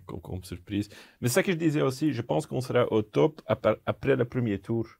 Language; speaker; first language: French; non-native, local second language; Dutch